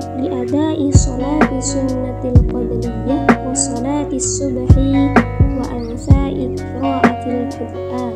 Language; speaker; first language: Arabic; non-native, learner; Indonesian